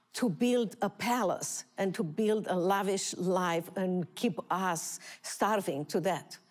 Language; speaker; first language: English; non-native, fluent; Romanian